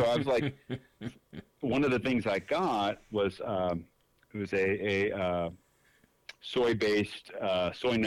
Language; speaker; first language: English; native; English